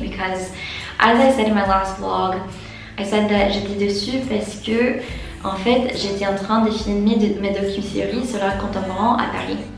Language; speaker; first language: French; non-native, fluent; English